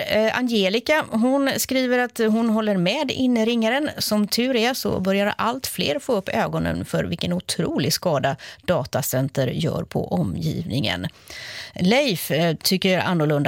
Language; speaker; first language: Swedish; native; Swedish